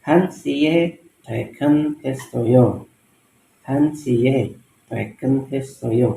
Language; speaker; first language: Korean; non-native, learner; Indonesian